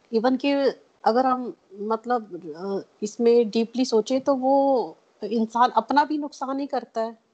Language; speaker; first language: Hindi; non-native, local second language; Punjabi